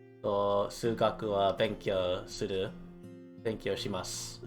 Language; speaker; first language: Japanese; non-native, learner; English